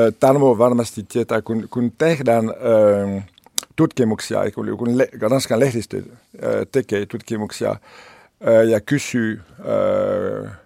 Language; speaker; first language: Finnish; non-native, learner; French